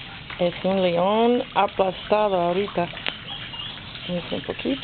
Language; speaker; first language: Spanish; non-native, fluent; English